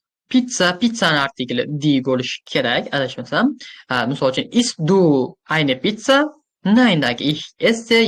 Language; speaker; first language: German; non-native, fluent; Uzbek